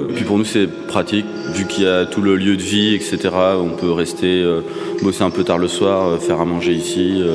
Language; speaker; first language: French; native; French